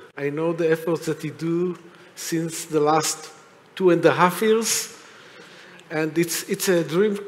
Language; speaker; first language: English; non-native, fluent; Hebrew